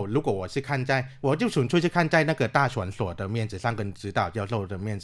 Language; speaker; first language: Chinese; non-native, fluent; Thai